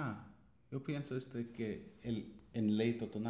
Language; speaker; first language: Spanish; non-native, fluent; English